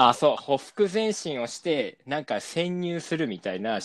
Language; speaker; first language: Japanese; native; Japanese